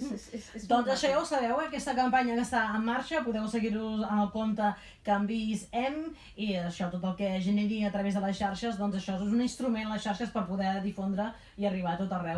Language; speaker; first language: Catalan; native; Catalan